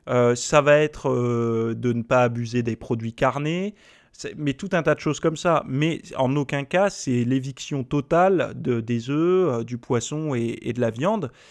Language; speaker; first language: French; native; French